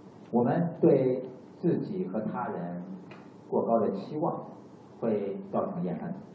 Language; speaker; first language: Chinese; native; Chinese